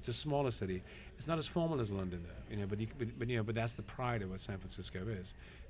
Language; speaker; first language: English; non-native, local second language; Hindi